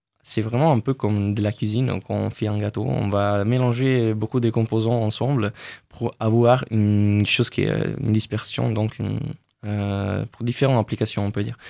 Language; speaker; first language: French; non-native, fluent; Italian